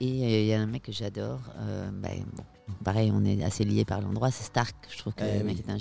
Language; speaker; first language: French; native; French